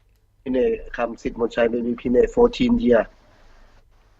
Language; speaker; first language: English; non-native, learner; Thai